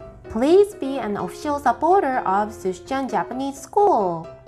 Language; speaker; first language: English; non-native, fluent; Japanese